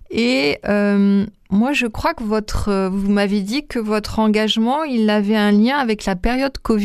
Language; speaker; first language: French; native; French